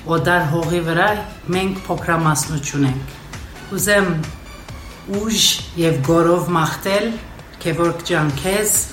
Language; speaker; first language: Armenian; early bilingual, heritage; Armenian